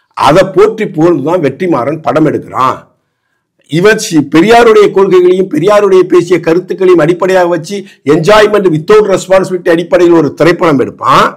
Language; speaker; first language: Tamil; native; Tamil